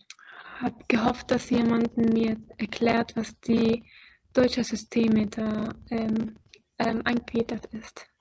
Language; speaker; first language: German; non-native, fluent; Arabic